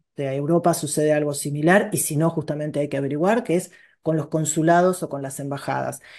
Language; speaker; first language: Spanish; native; Spanish